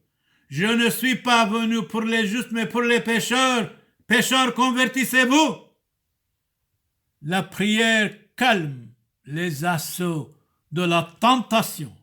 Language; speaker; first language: French; non-native, fluent; Turoyo